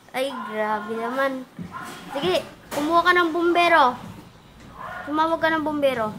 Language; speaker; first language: Filipino; native; Filipino